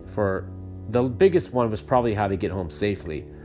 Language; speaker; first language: English; native; English